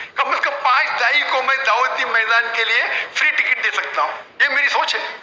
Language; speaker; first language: Hindi; non-native, local second language; Konkani